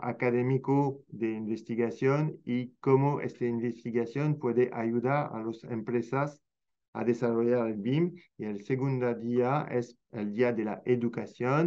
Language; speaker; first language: Spanish; non-native, fluent; French